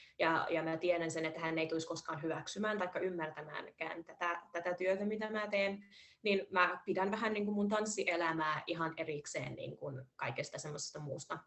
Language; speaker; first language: Finnish; early bilingual, heritage; Finnish